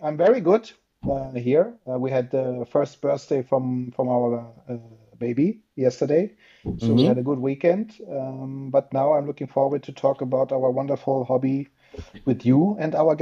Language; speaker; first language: English; non-native, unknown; German